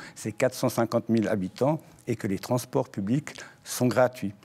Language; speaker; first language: French; native; French